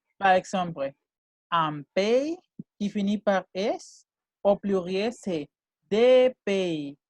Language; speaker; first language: French; non-native, fluent; Spanish